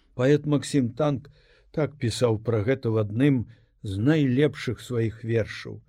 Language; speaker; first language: Belarusian; native; Belarusian